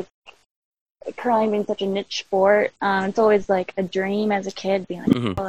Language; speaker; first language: English; native; English